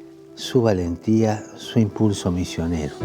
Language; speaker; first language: Spanish; native; Spanish